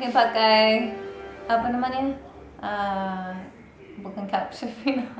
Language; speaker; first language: Indonesian; non-native, fluent; English